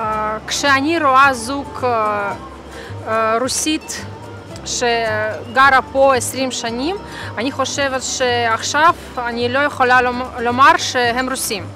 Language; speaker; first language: Hebrew; non-native, learner; Russian